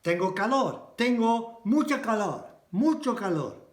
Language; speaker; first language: Spanish; non-native, fluent; English